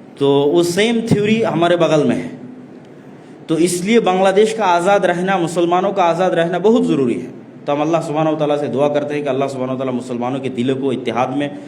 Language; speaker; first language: Urdu; non-native, fluent; Bangla